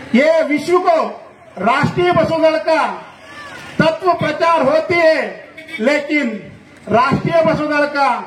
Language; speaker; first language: Hindi; non-native, local second language; Kannada